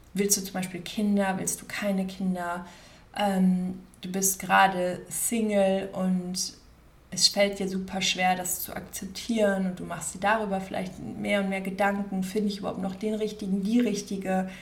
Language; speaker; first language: German; native; German